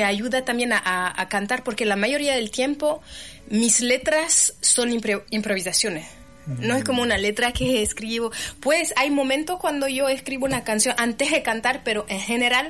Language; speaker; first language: Spanish; non-native, fluent; French